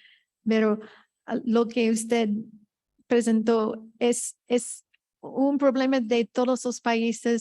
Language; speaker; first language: Spanish; non-native, fluent; English